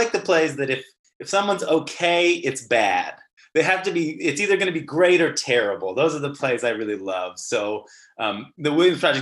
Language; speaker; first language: English; native; English